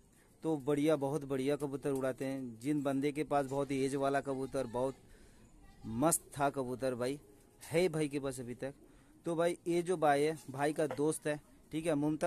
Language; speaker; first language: Hindi; non-native, local second language; Bangla